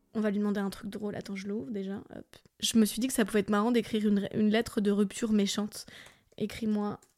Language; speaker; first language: French; early bilingual, other home language; English